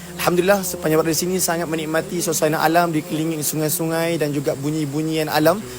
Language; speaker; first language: Malay; native; Malay